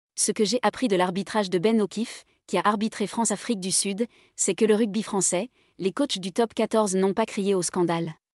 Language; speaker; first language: French; non-native, learner; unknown